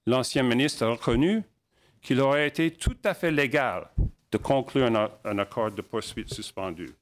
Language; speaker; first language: French; non-native, local second language; English